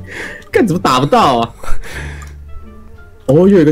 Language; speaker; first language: Chinese; native; Chinese